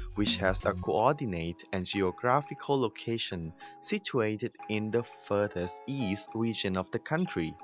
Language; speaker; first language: English; non-native, fluent; Thai